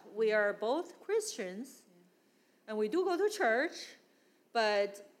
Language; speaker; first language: English; non-native, fluent; Chinese